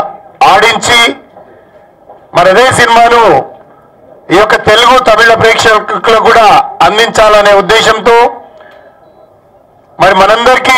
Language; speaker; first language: Telugu; native; Telugu